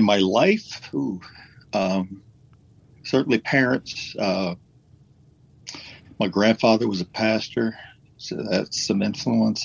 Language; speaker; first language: English; native; English